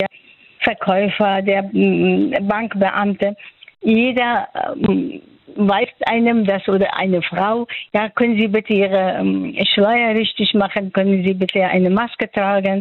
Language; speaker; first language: German; non-native, fluent; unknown